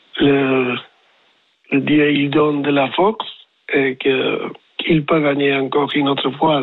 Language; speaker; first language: French; non-native, learner; Spanish